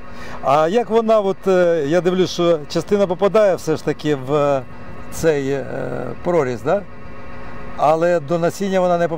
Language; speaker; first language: Ukrainian; native; Ukrainian